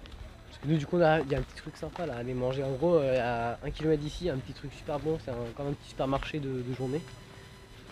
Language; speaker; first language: French; native; French